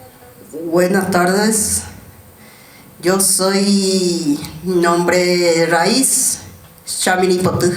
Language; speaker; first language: Spanish; non-native, learner; Guarani